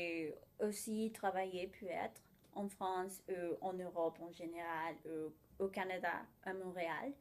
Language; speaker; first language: French; non-native, learner; Spanish